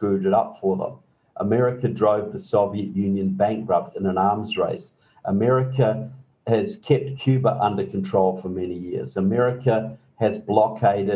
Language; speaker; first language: English; native; English